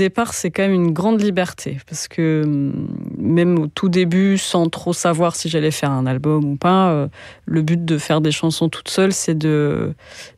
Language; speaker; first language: French; native; French